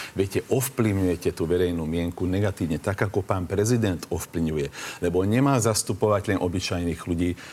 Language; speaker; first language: Slovak; non-native, local second language; Hungarian